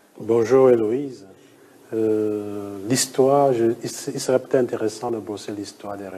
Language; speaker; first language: French; native; French